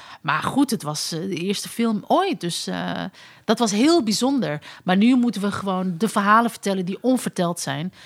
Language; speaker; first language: Dutch; early bilingual, other home language; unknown